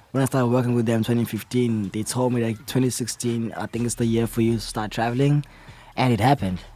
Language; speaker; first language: English; non-native, local second language; Zulu